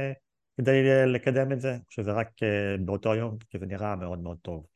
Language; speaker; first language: Hebrew; native; Hebrew